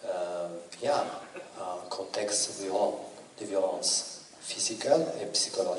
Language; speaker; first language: French; non-native, learner; Italian